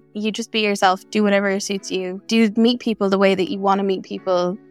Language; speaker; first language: English; native; English